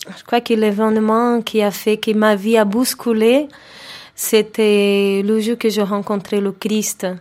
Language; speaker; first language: French; non-native, fluent; Portuguese